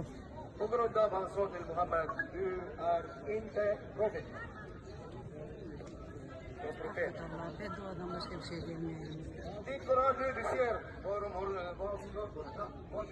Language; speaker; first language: Swedish; non-native, fluent; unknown